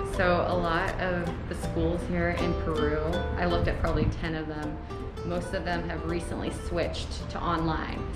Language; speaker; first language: English; native; English